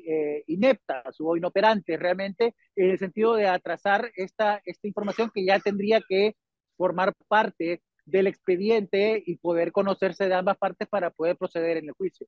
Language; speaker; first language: Spanish; native; Spanish